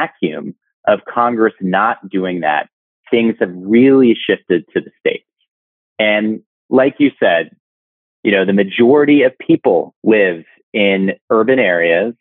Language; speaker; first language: English; native; English